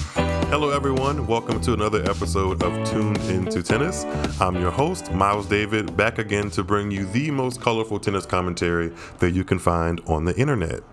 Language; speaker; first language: English; native; English